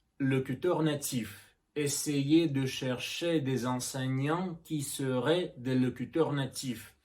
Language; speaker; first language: French; non-native, learner; Russian